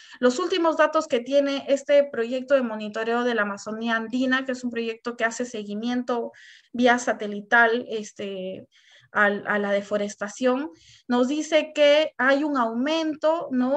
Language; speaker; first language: Spanish; native; Spanish